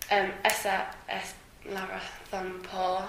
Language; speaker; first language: Spanish; non-native, learner; English